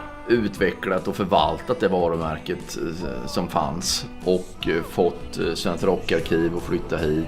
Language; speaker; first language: Swedish; native; Swedish